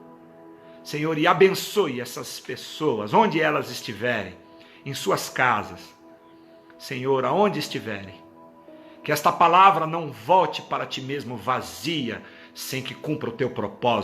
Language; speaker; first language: Portuguese; native; Portuguese